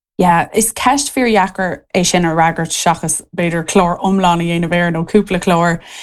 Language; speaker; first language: Irish; non-native, local second language; English